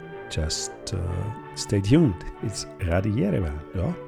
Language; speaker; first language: English; non-native, fluent; German